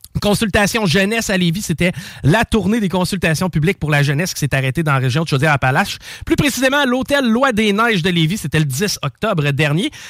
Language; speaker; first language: French; native; French